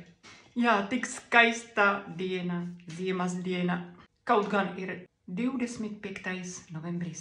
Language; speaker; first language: Latvian; non-native, fluent; Czech